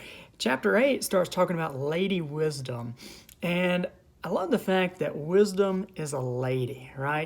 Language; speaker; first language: English; native; English